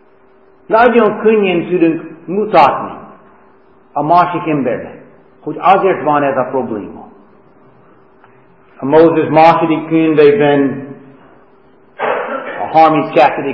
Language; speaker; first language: Hungarian; non-native, fluent; English